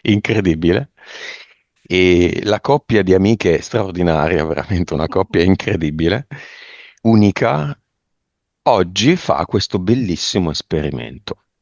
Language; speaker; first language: Italian; native; Italian